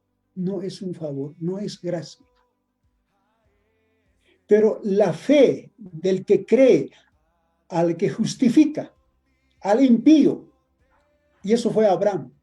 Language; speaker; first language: Spanish; native; Spanish